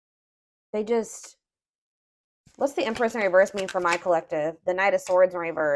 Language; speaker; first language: English; native; English